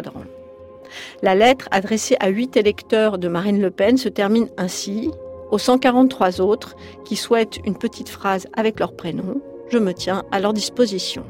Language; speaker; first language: French; native; French